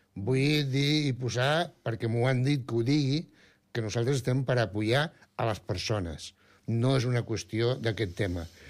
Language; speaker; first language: Catalan; non-native, local second language; Spanish